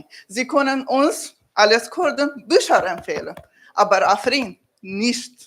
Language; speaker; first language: German; non-native, learner; Kurdish